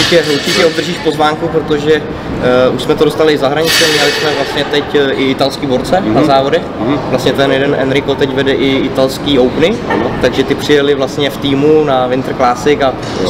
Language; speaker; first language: Czech; native; Czech